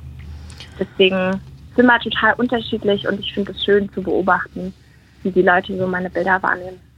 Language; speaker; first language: German; native; German